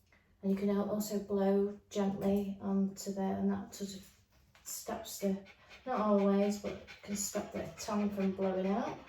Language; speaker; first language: English; native; English